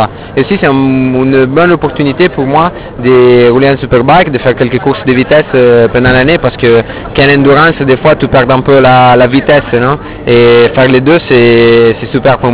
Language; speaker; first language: French; non-native, fluent; Italian